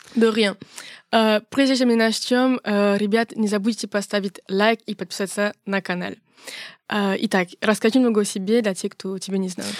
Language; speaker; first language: Russian; non-native, fluent; French